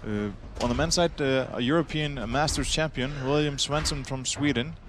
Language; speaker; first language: English; non-native, fluent; Icelandic